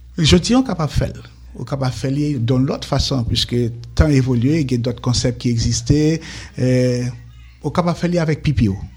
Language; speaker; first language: French; non-native, local second language; Haitian Creole